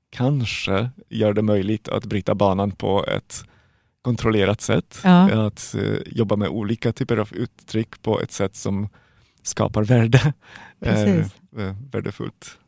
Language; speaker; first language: Swedish; non-native, fluent; Polish